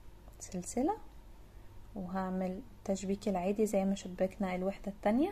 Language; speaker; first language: Arabic; native; Arabic